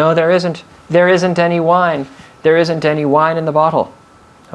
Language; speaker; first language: English; non-native, fluent; Spanish